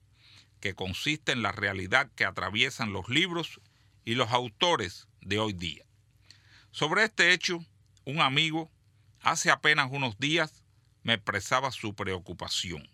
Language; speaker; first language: Spanish; native; Spanish